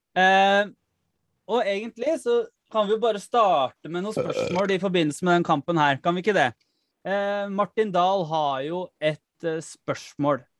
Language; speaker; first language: Norwegian; native; Norwegian